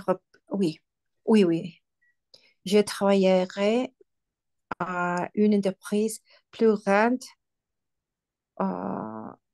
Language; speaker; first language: French; non-native, learner; Spanish